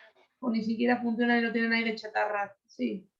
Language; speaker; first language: Spanish; native; Spanish